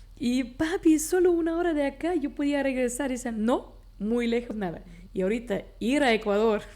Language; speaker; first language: Spanish; non-native, local second language; Plautdietsch